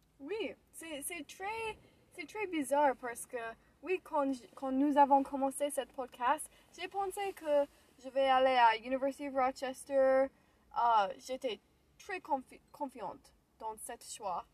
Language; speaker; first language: French; non-native, learner; English